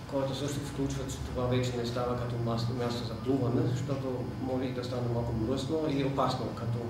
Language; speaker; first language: Bulgarian; non-native, fluent; German